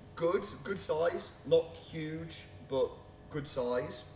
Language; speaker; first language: English; native; English